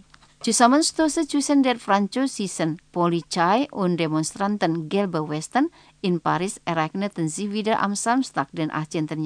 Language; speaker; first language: German; non-native, fluent; Indonesian